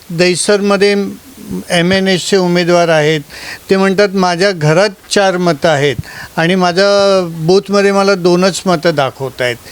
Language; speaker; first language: Marathi; non-native, local second language; Gujarati